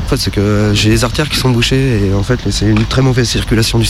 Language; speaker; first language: French; native; French